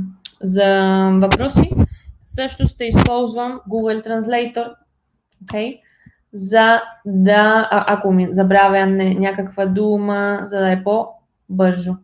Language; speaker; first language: Bulgarian; non-native, fluent; Spanish